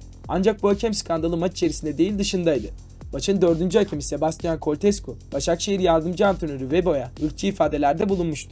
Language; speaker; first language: Turkish; native; Turkish